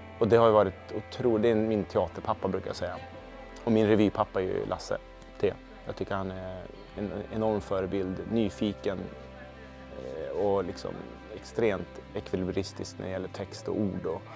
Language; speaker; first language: Swedish; native; Swedish